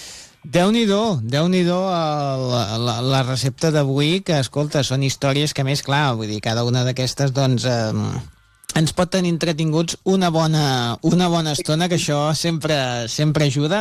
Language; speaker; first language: Catalan; native; Catalan